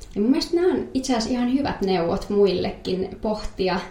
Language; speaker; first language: Finnish; native; Finnish